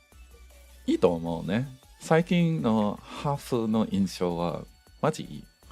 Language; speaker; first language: Japanese; non-native, learner; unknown